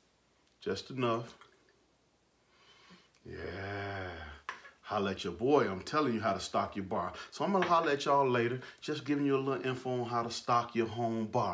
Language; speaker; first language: English; native; English